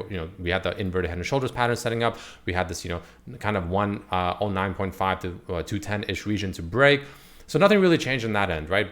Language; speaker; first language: English; native; English